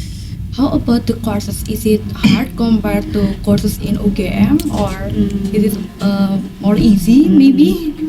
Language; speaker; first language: English; non-native, learner; Indonesian